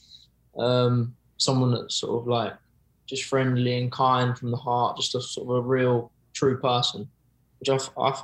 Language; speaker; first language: English; native; English